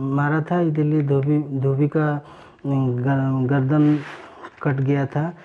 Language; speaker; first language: Hindi; non-native, local second language; Odia